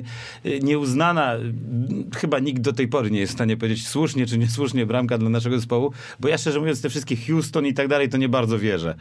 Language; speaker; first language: Polish; native; Polish